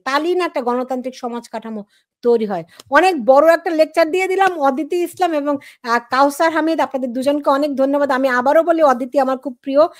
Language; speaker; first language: Bangla; native; Bangla